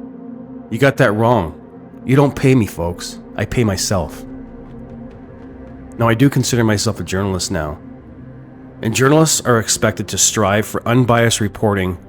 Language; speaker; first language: English; native; English